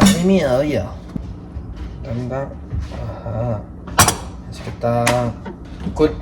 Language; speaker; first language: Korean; non-native, learner; Chinese